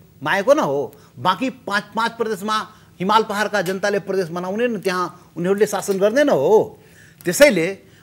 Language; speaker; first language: Nepali; non-native, local second language; Maithili